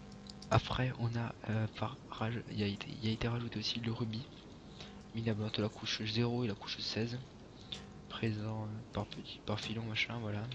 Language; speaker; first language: French; native; French